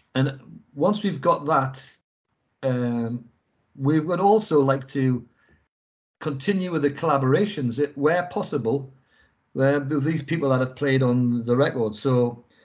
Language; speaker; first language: English; native; English